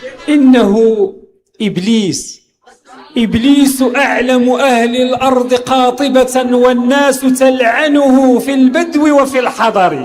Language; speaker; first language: Arabic; native; Arabic